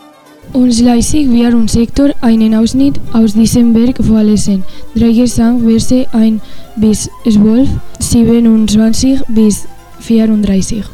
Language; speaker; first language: German; non-native, learner; Spanish